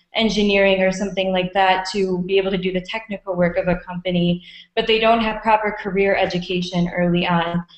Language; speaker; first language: English; native; English